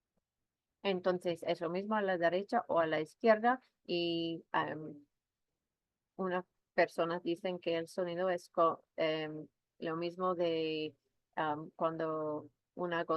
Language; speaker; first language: Spanish; non-native, fluent; English